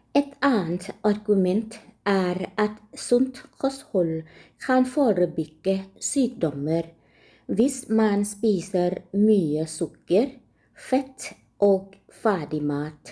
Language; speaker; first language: Norwegian; non-native, learner; Thai